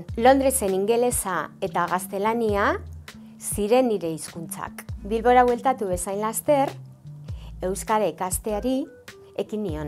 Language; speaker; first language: Basque; non-native, local second language; Spanish